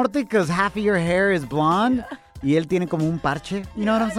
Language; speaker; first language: English; non-native, fluent; Spanish